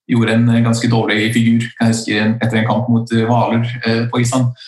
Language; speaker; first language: Norwegian; early bilingual, other home language; Icelandic